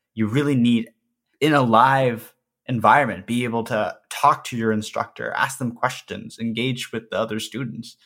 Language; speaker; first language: English; early bilingual, other home language; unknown